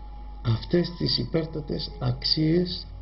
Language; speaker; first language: Greek; native; Greek